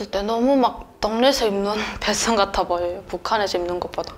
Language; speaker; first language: Korean; native; Korean